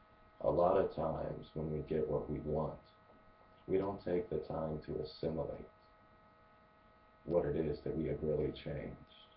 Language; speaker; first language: English; native; English